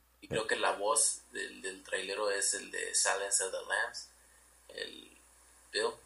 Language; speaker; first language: Spanish; early bilingual, heritage; Spanish